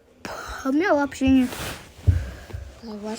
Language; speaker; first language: Russian; non-native, local second language; Kazakh